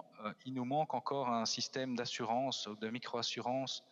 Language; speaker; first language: French; native; French